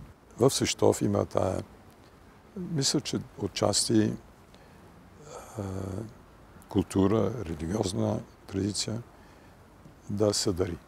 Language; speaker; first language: Bulgarian; early bilingual, heritage; Bulgarian